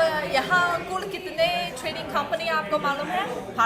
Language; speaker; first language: Hindi; non-native, fluent; Chinese